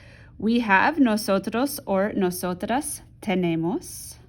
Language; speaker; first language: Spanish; non-native, fluent; English